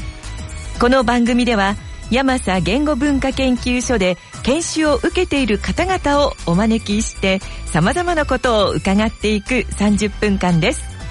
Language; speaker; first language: Japanese; native; Japanese